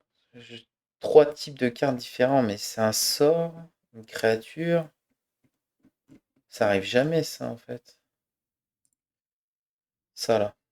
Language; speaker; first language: French; native; French